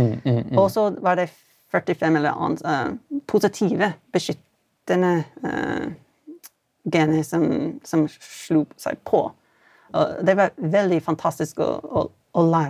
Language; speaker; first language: Swedish; non-native, fluent; English